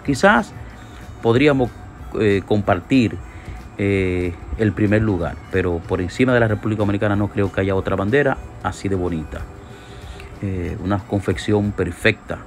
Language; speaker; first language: Spanish; native; Spanish